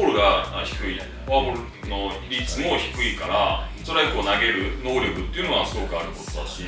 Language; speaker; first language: Japanese; native; Japanese